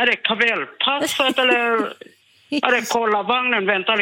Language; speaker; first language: Swedish; non-native, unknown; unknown